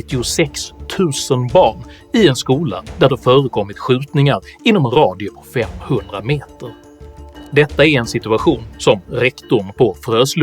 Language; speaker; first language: Swedish; native; Swedish